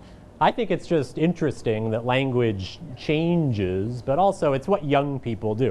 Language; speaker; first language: English; non-native, fluent; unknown